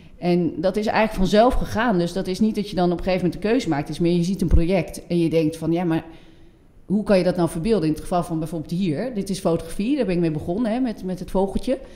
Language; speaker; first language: Dutch; non-native, fluent; French